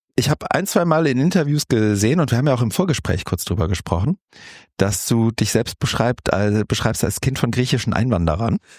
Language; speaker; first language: German; native; German